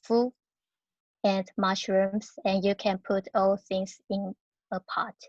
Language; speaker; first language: English; non-native, learner; Chinese